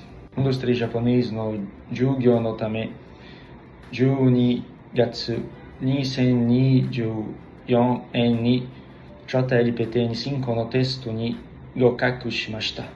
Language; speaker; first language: Japanese; non-native, learner; Portuguese